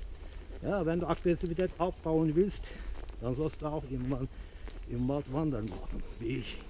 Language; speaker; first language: German; non-native, fluent; Turkish